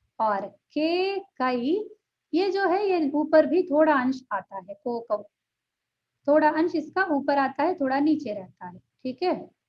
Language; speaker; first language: Hindi; non-native, local second language; Telugu